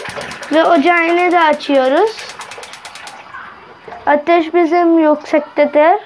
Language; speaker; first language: Turkish; non-native, learner; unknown